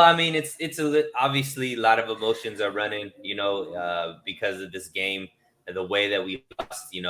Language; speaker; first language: English; native; English